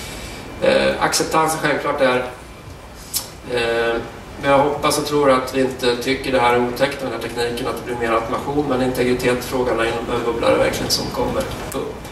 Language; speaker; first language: Swedish; native; Swedish